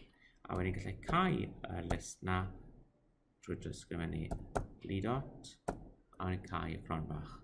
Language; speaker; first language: Welsh; non-native, local second language; English